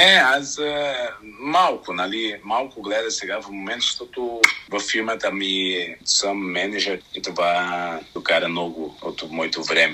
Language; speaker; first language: Bulgarian; non-native, learner; Portuguese